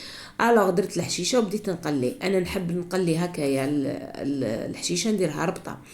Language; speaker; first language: Arabic; native; Arabic